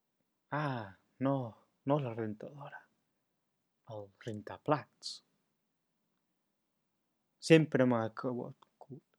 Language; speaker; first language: Catalan; non-native, learner; English